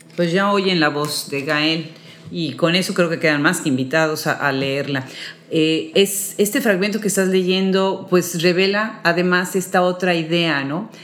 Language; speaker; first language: Spanish; native; Spanish